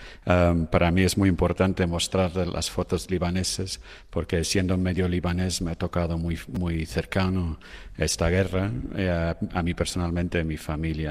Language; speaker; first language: Spanish; non-native, fluent; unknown